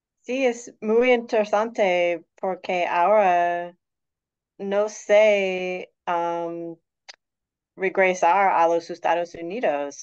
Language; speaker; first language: Spanish; non-native, learner; English